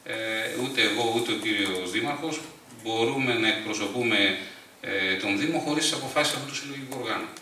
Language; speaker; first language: Greek; native; Greek